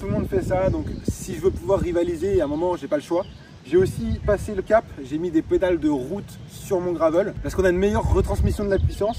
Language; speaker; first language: French; native; French